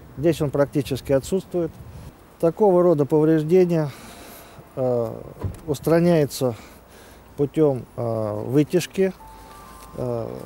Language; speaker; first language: Russian; native; Russian